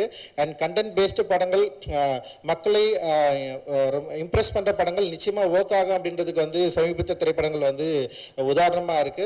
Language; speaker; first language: Tamil; native; Tamil